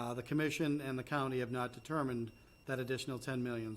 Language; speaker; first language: English; native; English